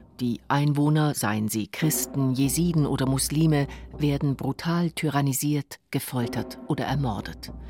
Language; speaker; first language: German; native; German